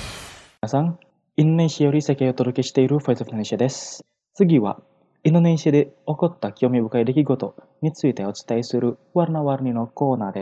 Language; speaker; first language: Japanese; non-native, fluent; Indonesian